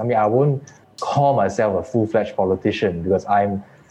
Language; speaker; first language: English; non-native, local second language; Chinese